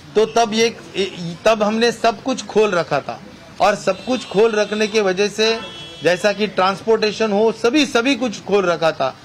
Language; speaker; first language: Hindi; non-native, local second language; Marathi